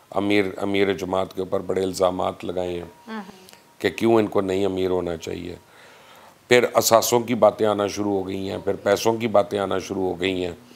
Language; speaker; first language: Urdu; non-native, local second language; Punjabi